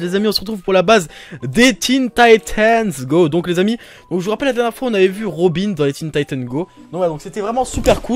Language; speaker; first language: French; native; French